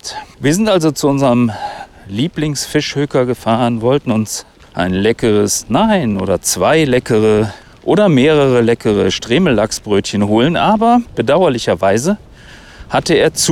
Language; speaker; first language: German; native; German